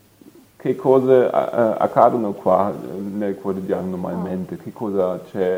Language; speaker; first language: Italian; non-native, learner; German